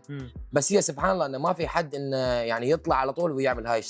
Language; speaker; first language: Arabic; native; Arabic